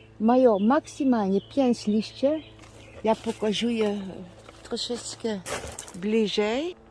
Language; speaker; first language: Polish; non-native, learner; Dutch